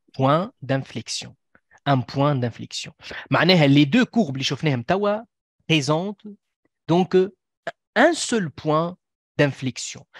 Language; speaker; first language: French; non-native, local second language; Arabic